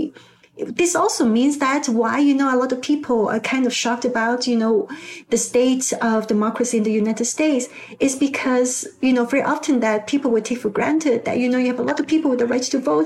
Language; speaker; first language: English; non-native, local second language; Cantonese